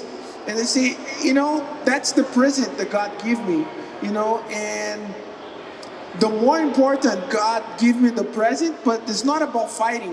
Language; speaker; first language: English; non-native, learner; Portuguese